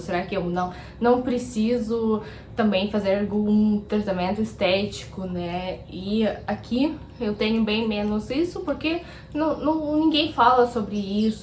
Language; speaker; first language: Portuguese; non-native, fluent; Russian